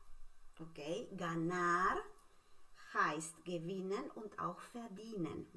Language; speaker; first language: German; non-native, fluent; Spanish